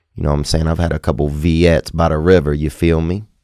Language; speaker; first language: English; native; English